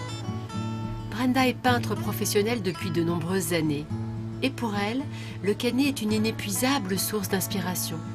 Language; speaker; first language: French; native; French